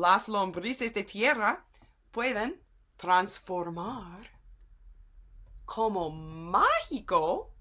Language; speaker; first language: Spanish; non-native, fluent; English